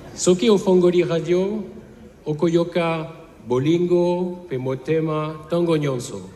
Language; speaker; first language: Lingala; non-native, learner; French